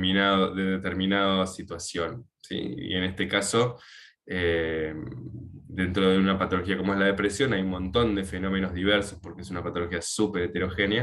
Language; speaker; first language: Spanish; native; Spanish